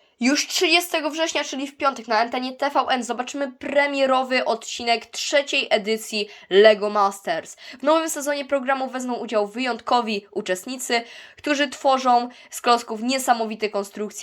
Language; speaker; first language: Polish; native; Polish